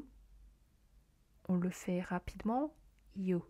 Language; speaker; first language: French; non-native, fluent; Korean